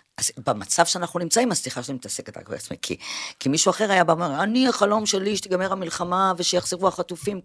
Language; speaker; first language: Hebrew; early bilingual, other home language; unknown